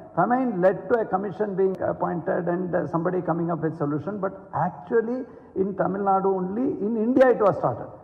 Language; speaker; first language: English; non-native, local second language; Tamil